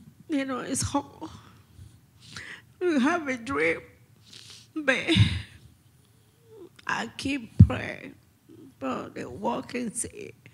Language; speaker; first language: English; non-native, fluent; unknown